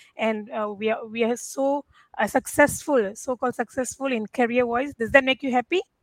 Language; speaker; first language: English; non-native, local second language; Tamil